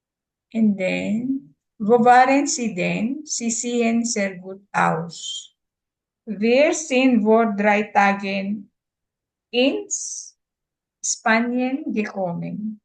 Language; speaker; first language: German; non-native, learner; Filipino